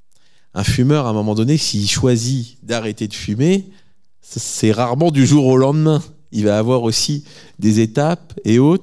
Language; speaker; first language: French; native; French